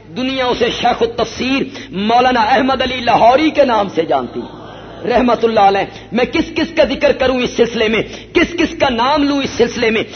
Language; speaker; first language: Urdu; non-native, local second language; Punjabi